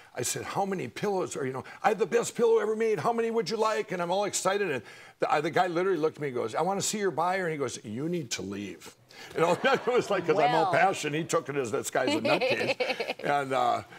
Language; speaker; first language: English; native; English